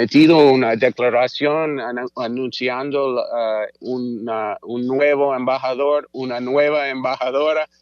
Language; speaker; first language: Spanish; non-native, fluent; English